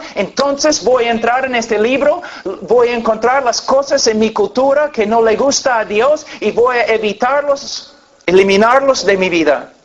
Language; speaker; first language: Spanish; non-native, fluent; English